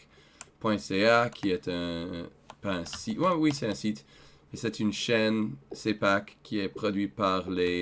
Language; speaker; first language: French; non-native, learner; English